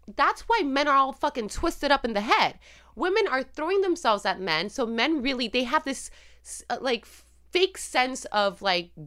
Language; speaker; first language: English; non-native, fluent; Spanish